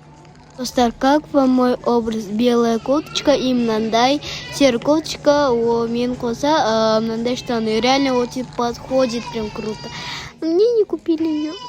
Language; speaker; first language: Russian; non-native, local second language; Kazakh